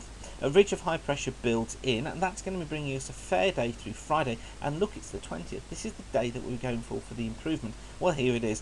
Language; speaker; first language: English; native; English